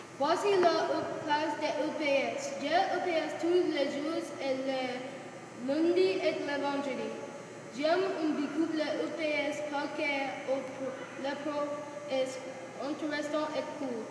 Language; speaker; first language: French; non-native, learner; English